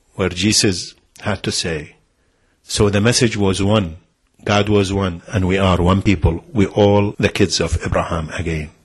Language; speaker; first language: English; non-native, fluent; Arabic